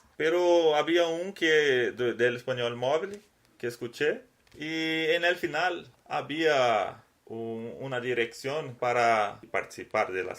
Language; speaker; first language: Spanish; non-native, learner; Portuguese